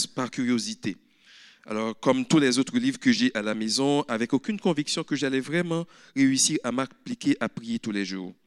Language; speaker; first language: French; native; French